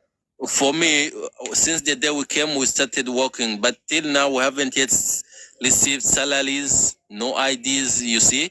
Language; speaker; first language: English; non-native, fluent; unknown